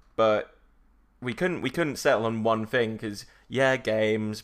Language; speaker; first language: English; native; English